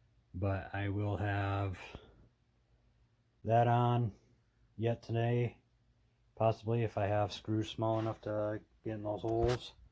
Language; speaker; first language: English; native; English